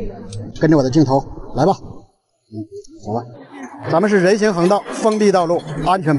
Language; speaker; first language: Chinese; native; Chinese